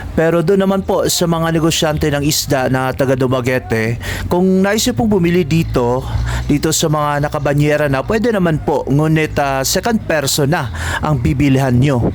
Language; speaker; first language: Filipino; non-native, local second language; Cebuano